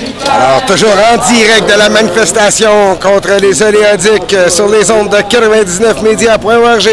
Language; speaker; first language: French; native; French